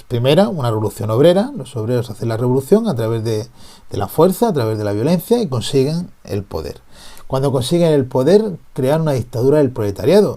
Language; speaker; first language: Spanish; native; Spanish